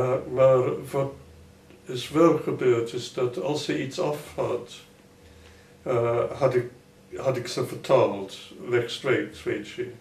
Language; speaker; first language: Dutch; non-native, fluent; English